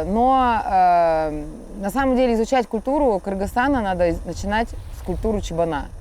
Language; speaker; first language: Russian; native; Russian